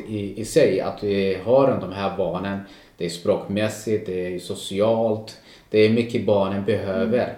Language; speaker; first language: Swedish; non-native, local second language; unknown